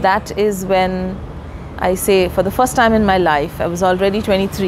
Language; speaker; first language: English; non-native, local second language; Konkani